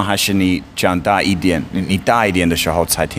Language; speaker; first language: Chinese; non-native, fluent; English